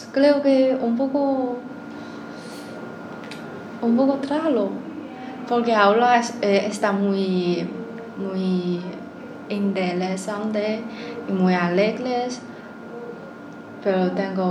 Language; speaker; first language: Spanish; non-native, learner; Chinese